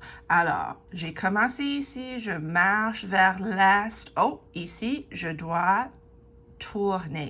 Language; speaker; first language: French; non-native, fluent; English